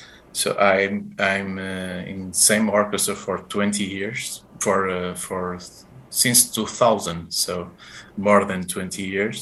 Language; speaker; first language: English; non-native, fluent; Portuguese